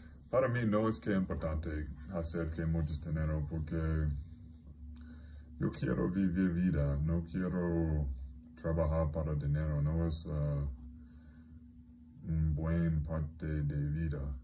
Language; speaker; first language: Spanish; non-native, learner; English